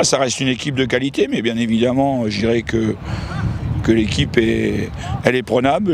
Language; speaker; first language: French; native; French